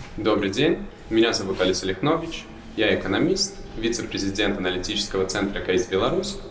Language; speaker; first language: Russian; native; Russian